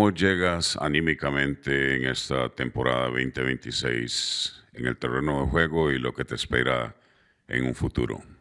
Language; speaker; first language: Spanish; native; Spanish